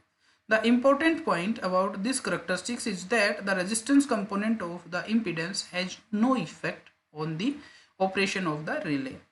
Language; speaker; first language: English; non-native, local second language; Hindi